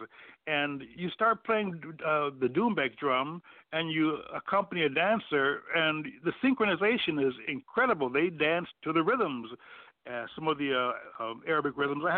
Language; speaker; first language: English; native; English